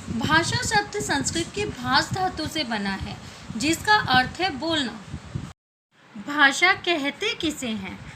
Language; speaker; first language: Hindi; native; Hindi